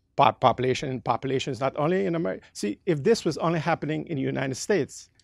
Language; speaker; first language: English; early bilingual, other home language; Dutch